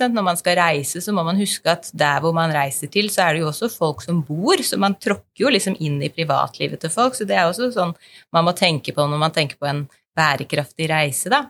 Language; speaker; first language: Norwegian; native; Norwegian